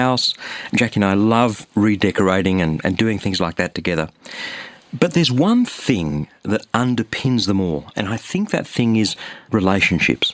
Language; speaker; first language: English; native; English